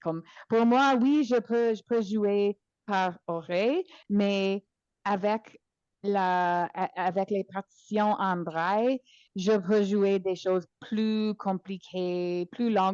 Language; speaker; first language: French; non-native, local second language; English